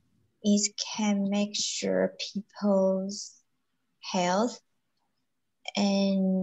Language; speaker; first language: English; non-native, learner; Chinese